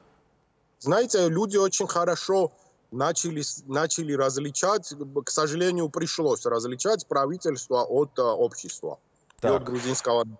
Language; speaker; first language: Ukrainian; non-native, learner; Georgian